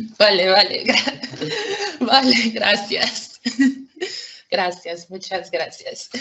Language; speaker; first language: Spanish; non-native, fluent; Portuguese